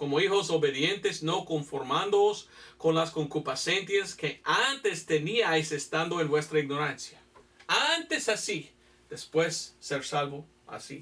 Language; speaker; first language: Spanish; non-native, fluent; English